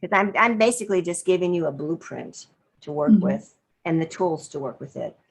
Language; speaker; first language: English; native; English